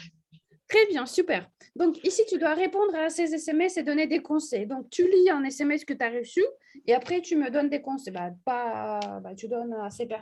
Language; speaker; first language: French; non-native, fluent; Russian